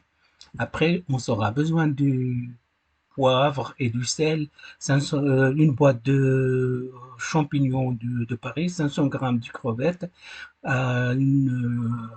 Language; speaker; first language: French; non-native, learner; Arabic